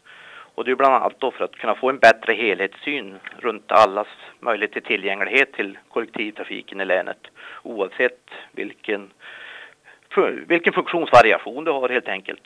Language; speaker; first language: Swedish; native; Swedish